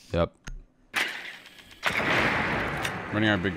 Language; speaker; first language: English; native; English